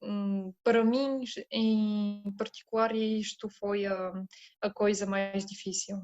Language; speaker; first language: Portuguese; non-native, fluent; Bulgarian